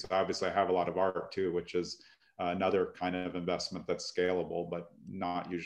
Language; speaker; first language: English; native; English